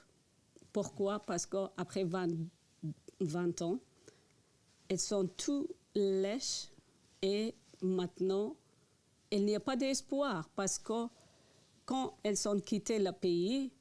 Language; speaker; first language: French; non-native, learner; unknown